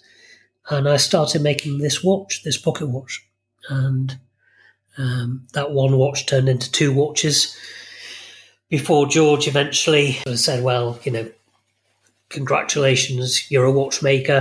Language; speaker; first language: English; native; English